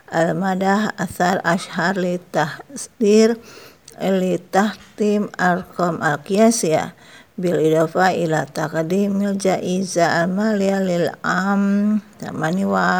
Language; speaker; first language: Arabic; non-native, learner; Indonesian